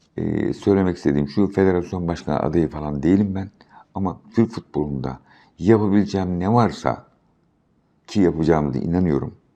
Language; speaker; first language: Turkish; native; Turkish